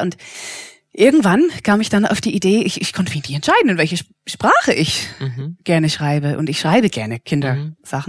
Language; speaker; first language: German; non-native, fluent; English